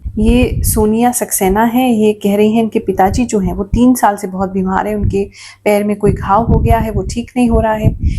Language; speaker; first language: Hindi; native; Hindi